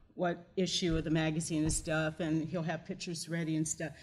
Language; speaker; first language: English; native; English